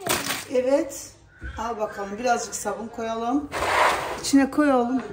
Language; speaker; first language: Turkish; early bilingual, heritage; Turkish